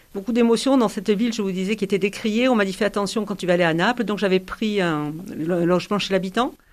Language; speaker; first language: French; native; French